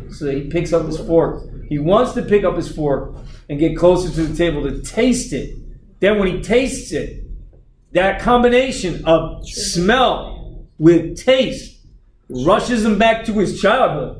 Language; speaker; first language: English; native; English